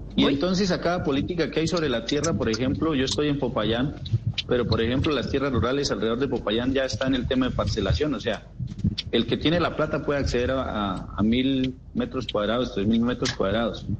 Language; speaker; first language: Spanish; native; Spanish